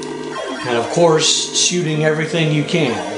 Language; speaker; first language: English; native; English